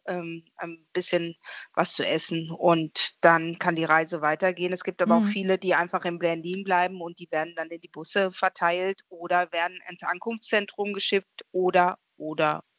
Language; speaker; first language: German; native; German